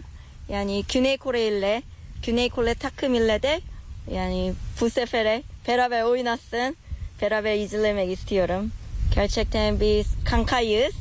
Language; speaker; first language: Turkish; non-native, fluent; Korean